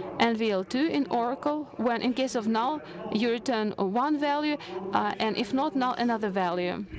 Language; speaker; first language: English; non-native, fluent; Russian